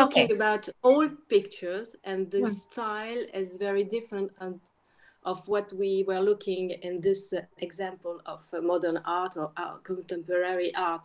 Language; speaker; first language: English; non-native, learner; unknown